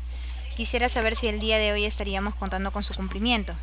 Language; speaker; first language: Spanish; native; Spanish